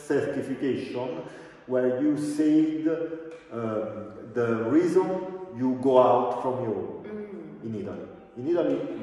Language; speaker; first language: English; non-native, learner; Italian